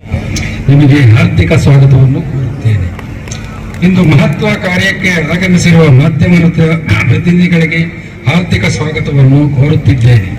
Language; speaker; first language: Kannada; native; Kannada